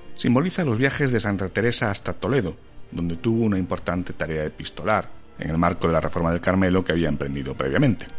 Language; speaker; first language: Spanish; native; Spanish